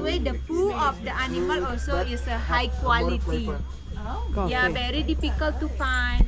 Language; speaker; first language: English; non-native, learner; Balinese